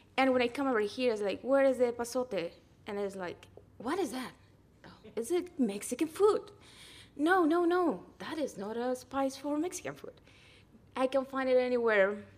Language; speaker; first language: English; non-native, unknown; Spanish